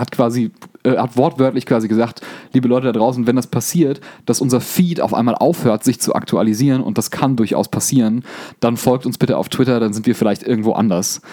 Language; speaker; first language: German; native; German